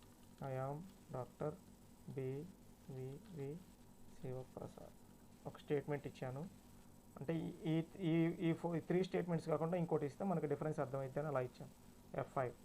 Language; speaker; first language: Telugu; native; Telugu